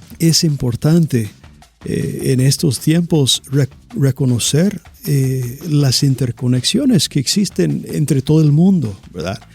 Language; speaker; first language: Spanish; non-native, fluent; English